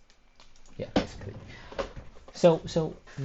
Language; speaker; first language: English; non-native, fluent; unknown